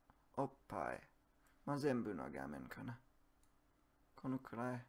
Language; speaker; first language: Japanese; non-native, learner; English